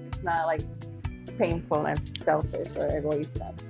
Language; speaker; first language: English; non-native, fluent; Spanish